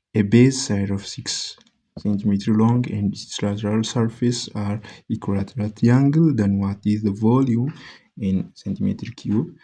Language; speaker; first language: English; non-native, local second language; Amharic